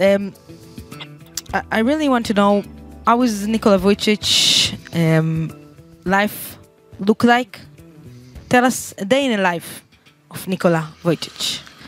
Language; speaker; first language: English; non-native, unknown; Hebrew